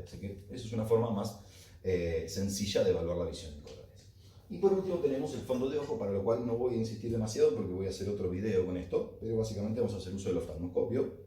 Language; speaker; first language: Spanish; native; Spanish